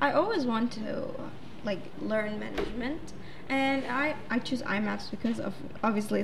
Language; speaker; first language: English; non-native, fluent; Arabic